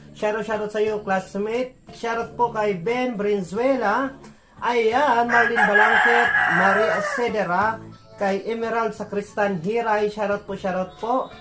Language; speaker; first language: Filipino; non-native, local second language; Waray